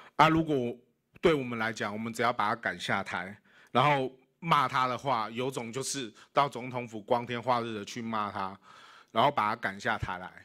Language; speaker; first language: Chinese; native; Chinese